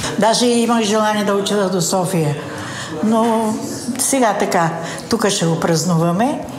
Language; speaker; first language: Bulgarian; native; Bulgarian